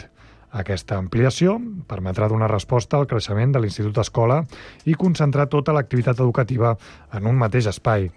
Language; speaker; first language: Catalan; native; Catalan